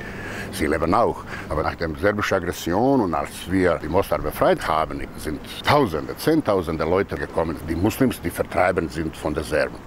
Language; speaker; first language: German; non-native, fluent; Croatian